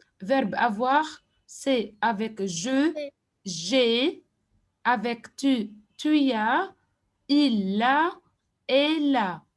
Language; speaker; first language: French; non-native, fluent; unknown